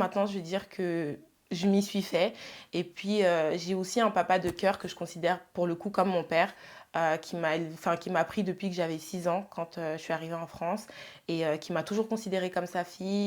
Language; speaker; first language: French; early bilingual, other home language; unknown